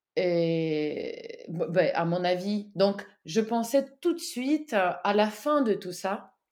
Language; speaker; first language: French; non-native, fluent; Ukrainian